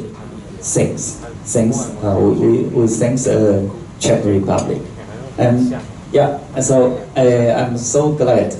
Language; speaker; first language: English; non-native, local second language; Chinese